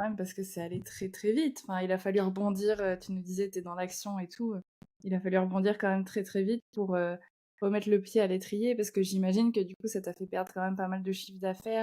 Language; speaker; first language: French; native; French